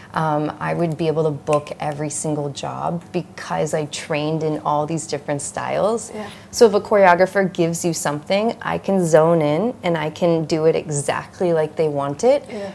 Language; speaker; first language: English; native; English